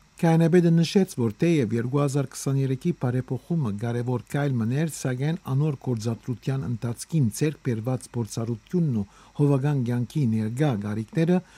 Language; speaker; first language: Armenian; native; Armenian